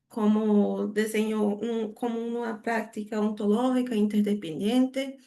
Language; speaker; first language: Spanish; non-native, learner; Portuguese